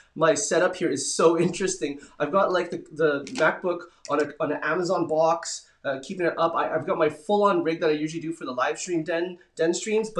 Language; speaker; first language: English; early bilingual, other home language; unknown